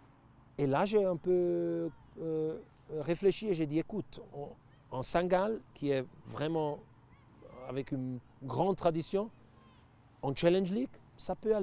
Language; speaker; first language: French; non-native, local second language; Italian